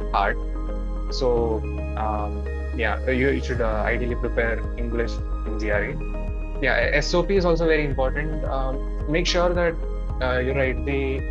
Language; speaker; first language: English; non-native, local second language; Malayalam